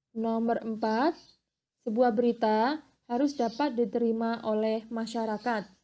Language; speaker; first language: Indonesian; native; Indonesian